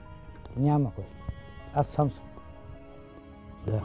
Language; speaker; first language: Bulgarian; non-native, local second language; Turkish